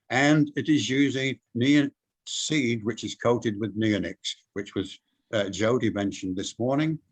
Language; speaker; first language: English; native; English